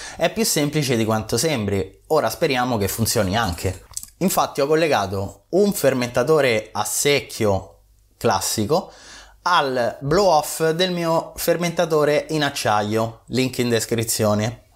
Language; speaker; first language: Italian; native; Italian